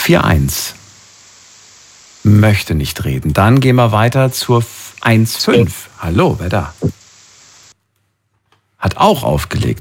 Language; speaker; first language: German; native; German